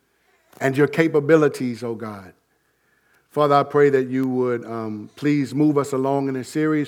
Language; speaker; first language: English; native; English